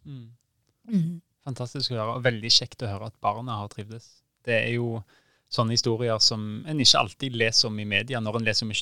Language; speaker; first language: Norwegian; native; Norwegian